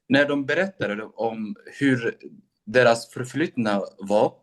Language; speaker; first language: Swedish; non-native, local second language; Kurdish